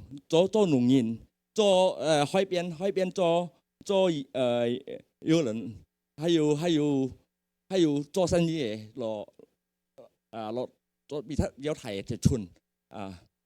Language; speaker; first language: Chinese; early bilingual, heritage; Hakka Chinese